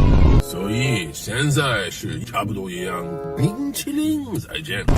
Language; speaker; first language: Chinese; non-native, learner; English